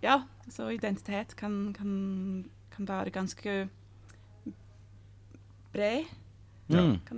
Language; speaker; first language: Norwegian; non-native, fluent; English